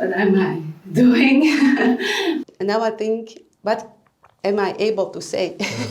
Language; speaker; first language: English; non-native, fluent; Dutch